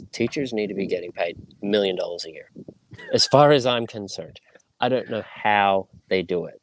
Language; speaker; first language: English; native; English